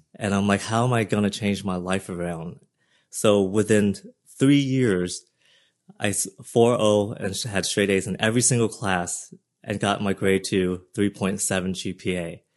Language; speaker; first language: English; early bilingual, other home language; Vietnamese